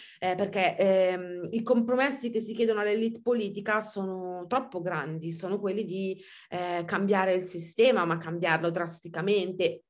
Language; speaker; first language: Italian; native; Italian